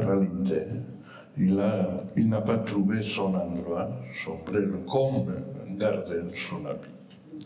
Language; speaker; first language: French; non-native, fluent; Spanish